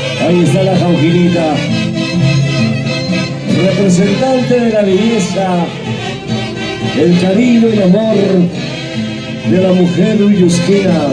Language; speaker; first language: Spanish; native; Spanish